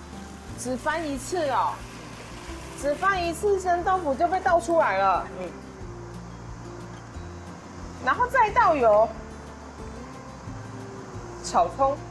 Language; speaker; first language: Chinese; native; Chinese